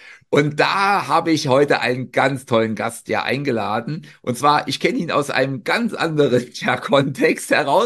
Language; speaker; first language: German; native; German